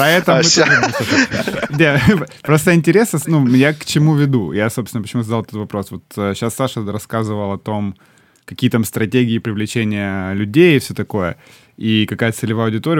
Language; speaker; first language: Russian; native; Russian